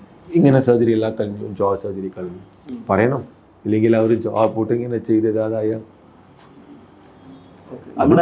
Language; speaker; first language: Malayalam; non-native, local second language; Tamil